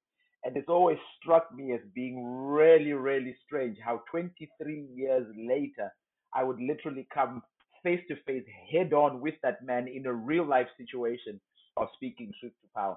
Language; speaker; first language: English; non-native, local second language; Shona